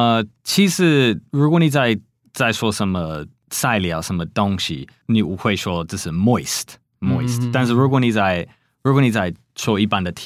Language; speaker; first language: Chinese; non-native, fluent; English